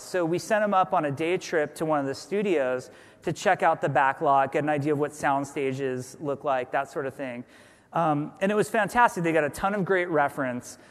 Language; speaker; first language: English; native; English